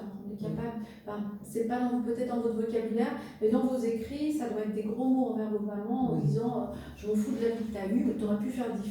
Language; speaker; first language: French; native; French